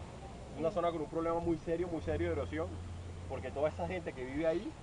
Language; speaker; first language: Spanish; native; Spanish